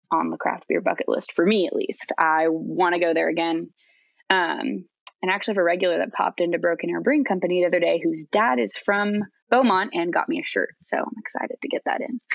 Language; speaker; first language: English; native; English